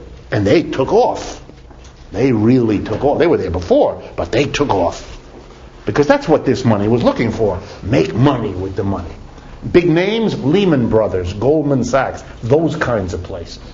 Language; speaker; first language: English; native; English